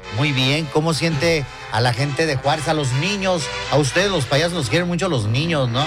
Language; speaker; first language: Spanish; native; Spanish